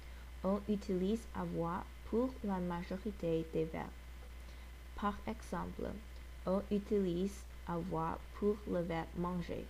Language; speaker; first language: French; non-native, learner; English